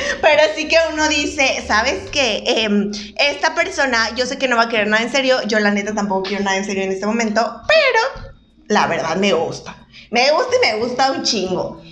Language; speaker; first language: Spanish; native; Spanish